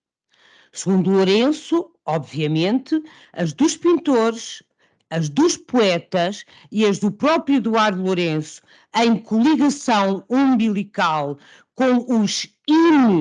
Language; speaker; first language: Portuguese; native; Portuguese